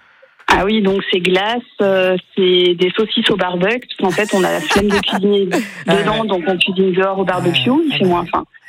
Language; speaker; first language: French; native; French